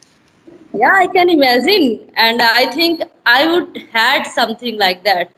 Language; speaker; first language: English; non-native, learner; Hindi